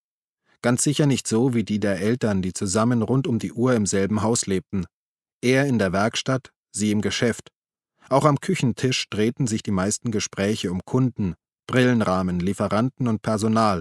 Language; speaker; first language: German; native; German